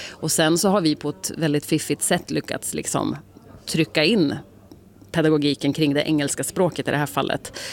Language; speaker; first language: Swedish; native; Swedish